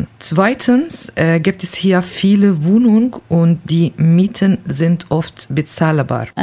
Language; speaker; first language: German; non-native, learner; Kurdish